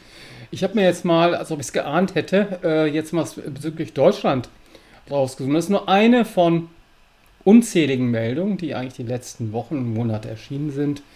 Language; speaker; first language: German; native; German